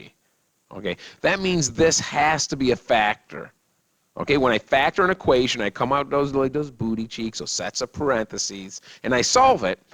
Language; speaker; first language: English; native; English